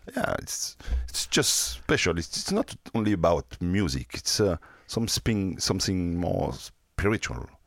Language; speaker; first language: English; non-native, fluent; French